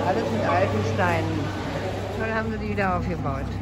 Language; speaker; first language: German; native; German